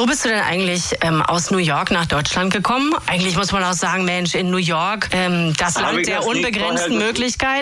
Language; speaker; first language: German; native; German